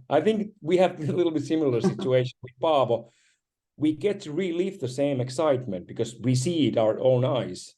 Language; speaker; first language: English; non-native, fluent; Finnish